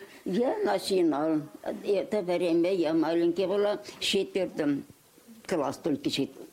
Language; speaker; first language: Russian; non-native, local second language; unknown